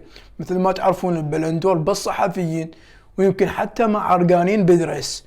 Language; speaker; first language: Arabic; native; Arabic